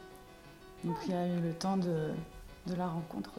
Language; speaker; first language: French; native; French